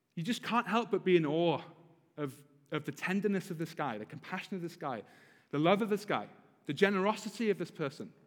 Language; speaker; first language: English; native; English